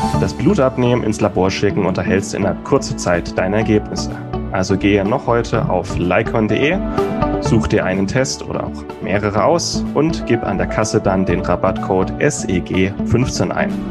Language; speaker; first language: German; native; German